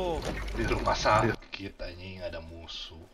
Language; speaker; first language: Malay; non-native, local second language; Sundanese